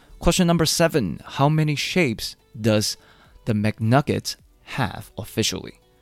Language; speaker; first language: English; non-native, fluent; Chinese